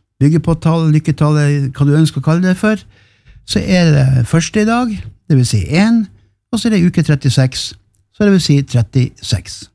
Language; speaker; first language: Norwegian; native; Norwegian